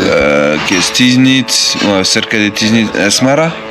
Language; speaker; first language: Spanish; non-native, learner; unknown